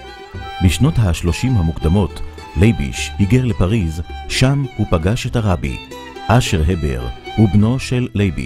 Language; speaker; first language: Hebrew; native; Hebrew